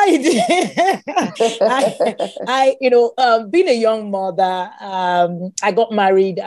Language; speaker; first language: English; non-native, local second language; Igbo